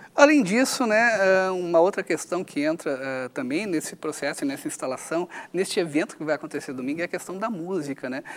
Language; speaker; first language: Portuguese; native; Portuguese